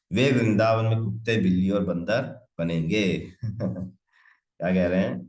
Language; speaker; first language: Hindi; non-native, local second language; Punjabi